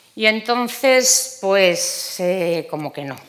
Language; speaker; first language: Spanish; native; Spanish